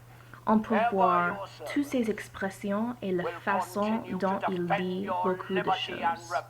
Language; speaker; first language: French; non-native, learner; English